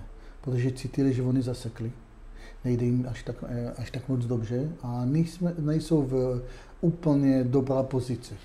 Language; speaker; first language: Czech; non-native, fluent; Hebrew